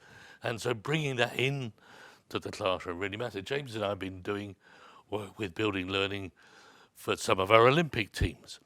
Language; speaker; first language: English; native; English